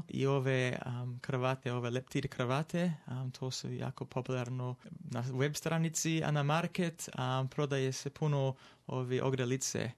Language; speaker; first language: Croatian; early bilingual, heritage; English